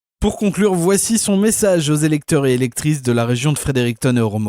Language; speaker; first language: French; native; French